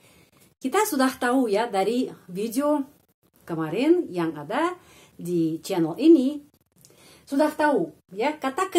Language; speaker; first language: Indonesian; non-native, fluent; Russian